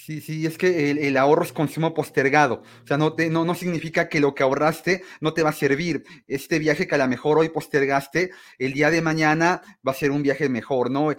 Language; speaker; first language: Spanish; native; Spanish